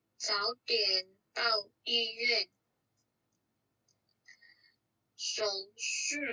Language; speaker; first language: Chinese; non-native, learner; Indonesian